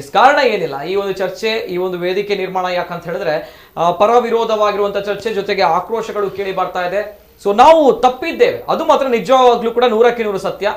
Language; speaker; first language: Kannada; non-native, local second language; Tulu